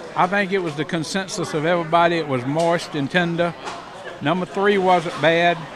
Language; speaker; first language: English; native; English